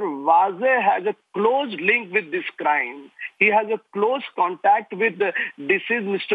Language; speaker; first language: English; non-native, local second language; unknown